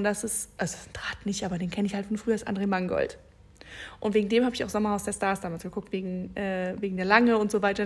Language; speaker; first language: German; native; German